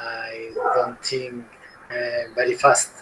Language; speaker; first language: English; non-native, learner; Spanish